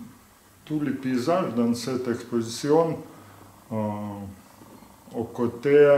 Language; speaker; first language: French; non-native, learner; Belarusian